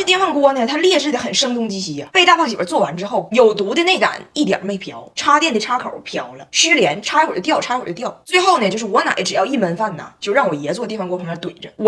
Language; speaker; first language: Chinese; native; Chinese